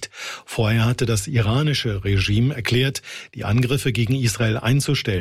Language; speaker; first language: German; native; German